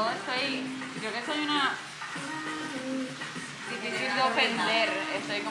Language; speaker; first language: Spanish; early bilingual, heritage; English